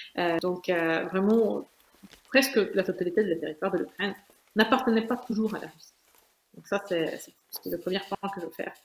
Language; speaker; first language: French; non-native, fluent; Ukrainian